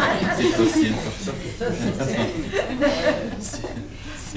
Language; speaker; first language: French; non-native, fluent; Georgian